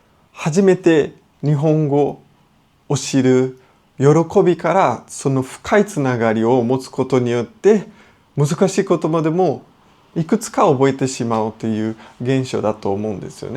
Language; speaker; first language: Japanese; non-native, fluent; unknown